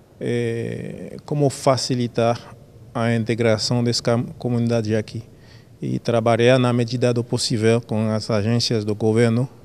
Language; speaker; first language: Portuguese; non-native, fluent; Haitian Creole